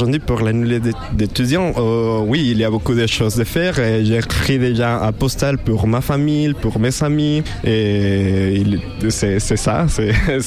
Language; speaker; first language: French; non-native, learner; Spanish